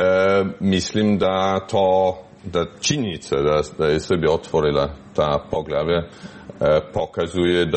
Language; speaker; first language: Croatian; non-native, fluent; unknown